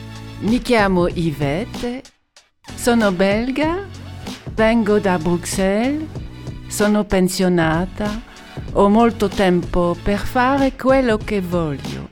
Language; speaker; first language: Italian; non-native, learner; French